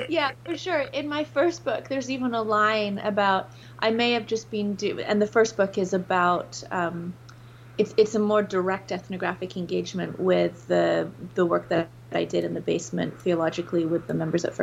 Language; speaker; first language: English; native; English